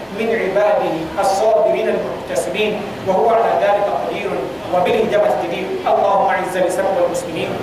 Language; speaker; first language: Arabic; non-native, fluent; Yoruba